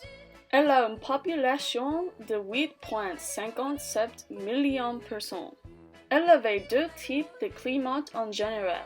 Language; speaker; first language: French; non-native, learner; English